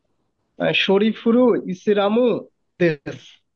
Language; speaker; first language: Japanese; non-native, learner; Bangla